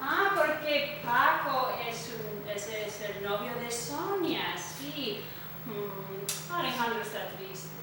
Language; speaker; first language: Spanish; non-native, fluent; English